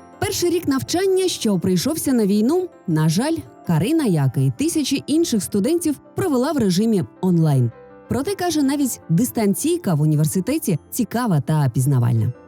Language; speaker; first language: Ukrainian; native; Ukrainian